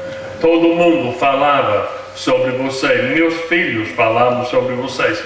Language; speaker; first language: Portuguese; non-native, fluent; English